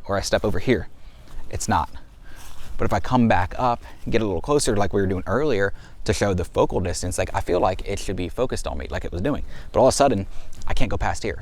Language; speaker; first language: English; native; English